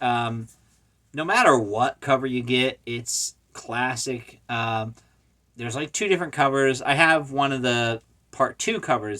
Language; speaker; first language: English; native; English